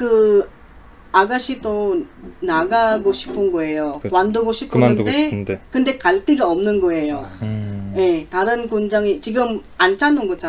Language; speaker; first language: Korean; non-native, learner; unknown